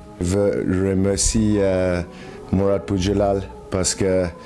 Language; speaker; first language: French; non-native, learner; English